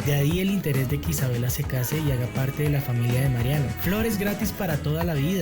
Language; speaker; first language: Spanish; native; Spanish